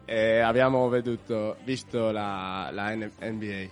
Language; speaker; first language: Italian; non-native, learner; Spanish